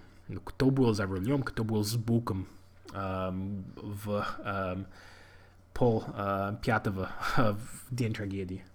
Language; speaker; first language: Russian; non-native, learner; English